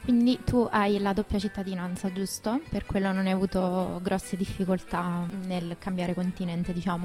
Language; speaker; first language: Italian; native; Italian